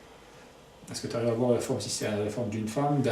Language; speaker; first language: French; native; French